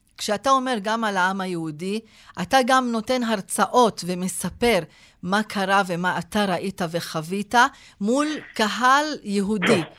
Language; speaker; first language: Hebrew; non-native, local second language; Arabic